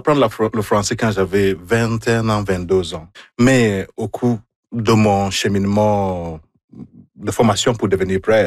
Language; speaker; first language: French; non-native, fluent; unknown